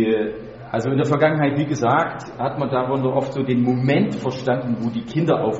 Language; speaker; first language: German; native; German